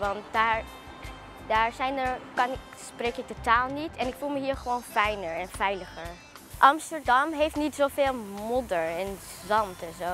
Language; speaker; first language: Dutch; early bilingual, other home language; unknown